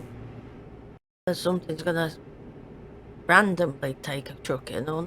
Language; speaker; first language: English; native; English